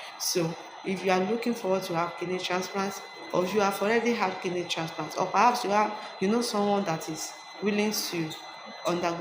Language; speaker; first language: English; non-native, local second language; Yoruba